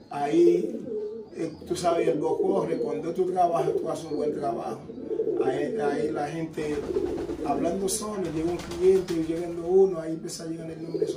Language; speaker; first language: Spanish; non-native, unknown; Haitian Creole